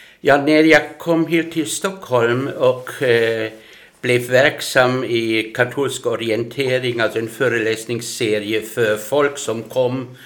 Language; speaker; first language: Swedish; non-native, fluent; German